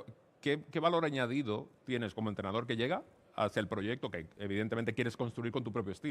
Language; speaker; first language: Spanish; native; Spanish